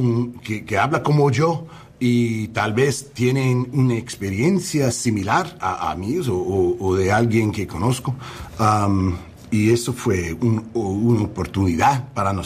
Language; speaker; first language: Spanish; non-native, learner; English